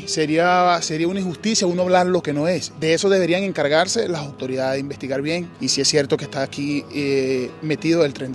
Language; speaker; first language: Spanish; native; Spanish